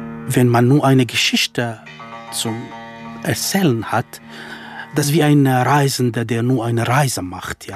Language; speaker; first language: German; non-native, fluent; Kurdish